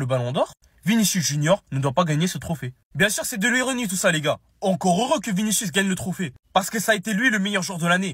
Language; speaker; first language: French; native; French